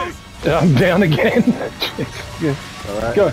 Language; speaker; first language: English; native; English